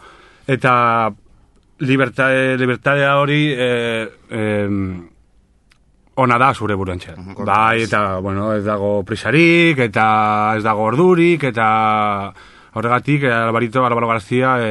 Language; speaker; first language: Basque; non-native, local second language; Spanish